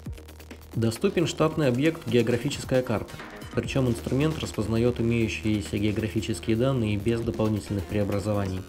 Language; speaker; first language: Russian; native; Russian